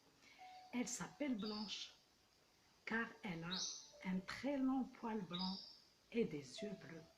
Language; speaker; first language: French; non-native, local second language; Arabic